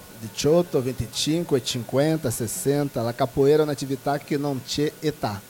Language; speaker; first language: Italian; non-native, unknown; Portuguese